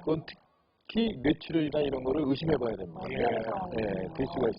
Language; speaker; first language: Korean; native; Korean